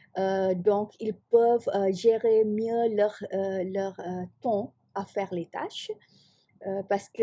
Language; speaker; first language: French; non-native, fluent; Malay